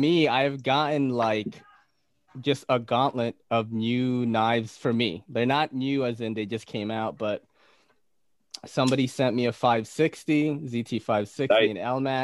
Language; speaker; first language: English; early bilingual, other home language; Bikol